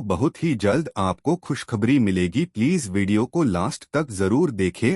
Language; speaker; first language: Hindi; native; Hindi